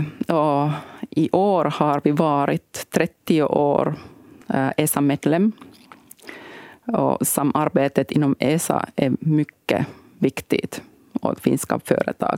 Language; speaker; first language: Swedish; non-native, local second language; Finnish